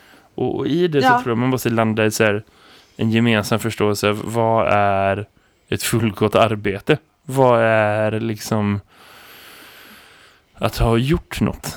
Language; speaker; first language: Swedish; native; Swedish